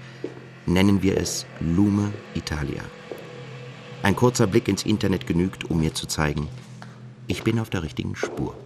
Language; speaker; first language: German; native; German